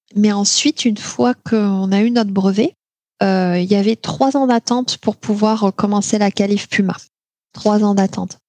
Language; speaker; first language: French; native; French